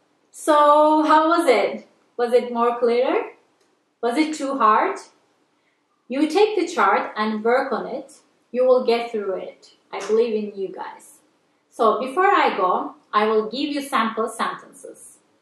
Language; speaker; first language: English; non-native, fluent; Turkish